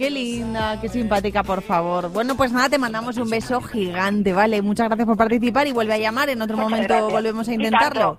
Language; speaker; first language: Spanish; native; Spanish